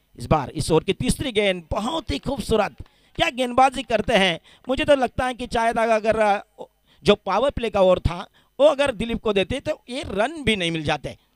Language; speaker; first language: Hindi; non-native, local second language; Marathi